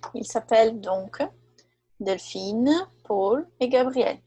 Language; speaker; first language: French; non-native, fluent; Portuguese